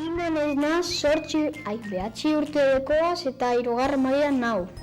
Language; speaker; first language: Basque; native; Basque